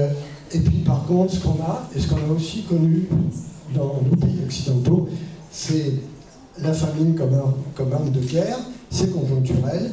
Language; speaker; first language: French; native; French